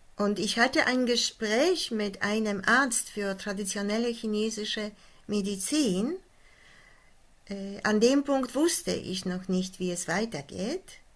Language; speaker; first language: German; non-native, fluent; Polish